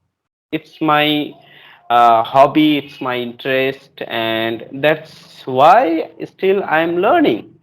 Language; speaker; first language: English; non-native, learner; Bangla